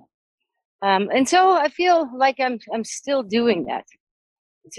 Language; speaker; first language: English; native; English